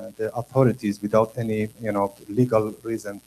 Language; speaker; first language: English; non-native, learner; Persian